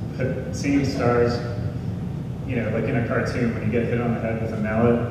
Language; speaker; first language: English; native; English